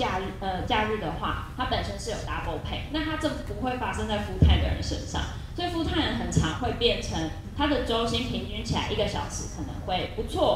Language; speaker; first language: Chinese; native; Chinese